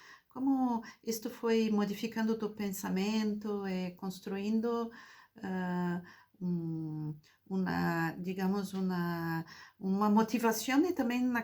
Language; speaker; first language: Spanish; non-native, fluent; Portuguese